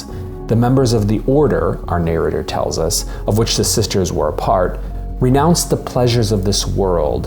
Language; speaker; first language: English; native; English